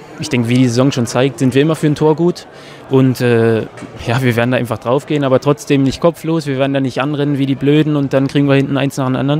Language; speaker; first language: German; native; German